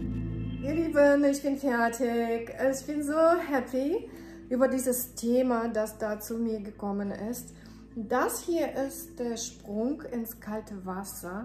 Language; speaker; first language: German; non-native, fluent; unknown